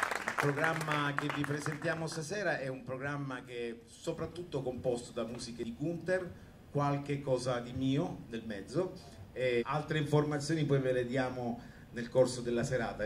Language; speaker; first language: Italian; native; Italian